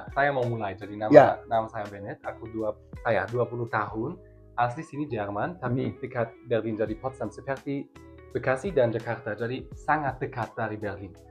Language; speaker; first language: Indonesian; non-native, learner; German